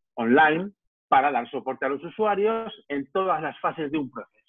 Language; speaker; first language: Spanish; native; Spanish